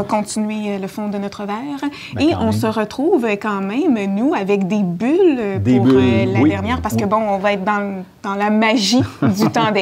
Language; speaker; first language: French; native; French